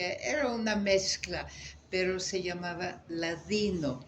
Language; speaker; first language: Spanish; native; Spanish